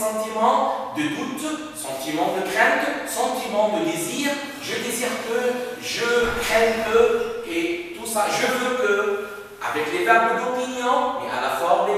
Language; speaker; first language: French; non-native, fluent; Arabic